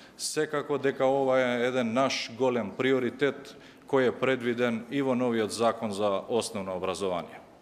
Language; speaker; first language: Macedonian; non-native, local second language; Albanian